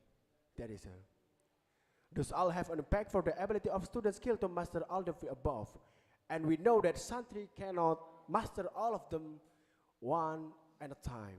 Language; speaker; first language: English; non-native, learner; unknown